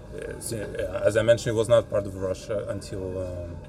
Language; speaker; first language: English; non-native, fluent; Russian